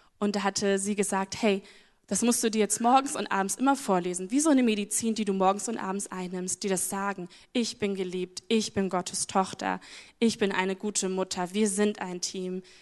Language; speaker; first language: German; native; German